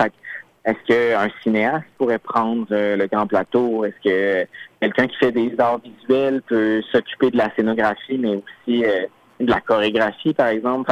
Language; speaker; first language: French; native; French